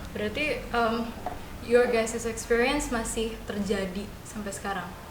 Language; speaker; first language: Indonesian; native; Indonesian